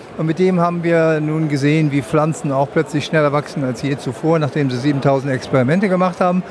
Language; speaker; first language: German; native; German